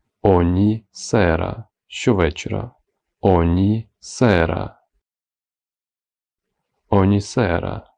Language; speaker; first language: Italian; non-native, fluent; Ukrainian